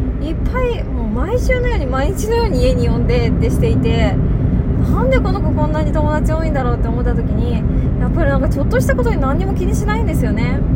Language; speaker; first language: Japanese; native; Japanese